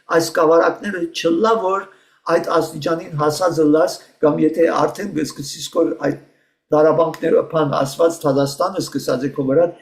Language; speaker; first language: Armenian; early bilingual, heritage; Armenian